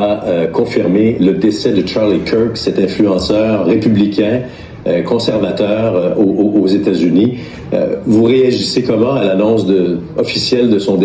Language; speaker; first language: French; native; French